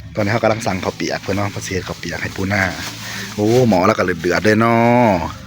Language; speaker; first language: Thai; native; Thai